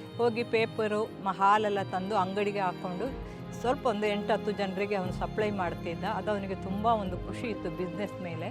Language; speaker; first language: Kannada; non-native, local second language; Kodava